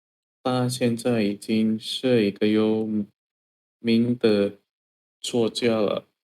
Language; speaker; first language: Chinese; non-native, learner; Indonesian